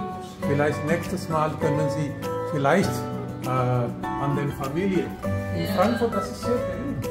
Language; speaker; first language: German; non-native, learner; Urdu